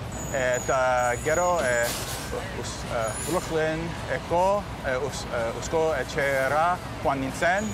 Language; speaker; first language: Basque; non-native, learner; English